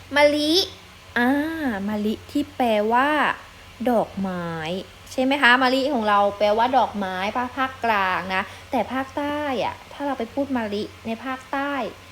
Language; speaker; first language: Thai; native; Thai